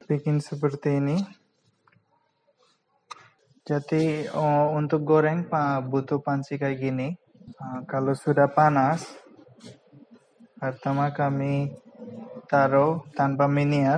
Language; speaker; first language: Indonesian; non-native, fluent; Bangla